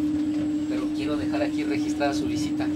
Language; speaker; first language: Spanish; native; Spanish